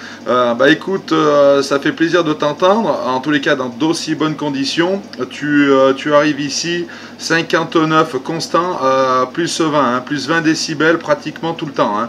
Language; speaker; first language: French; native; French